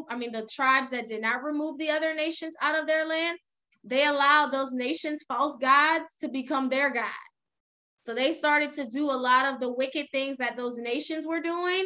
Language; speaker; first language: English; native; English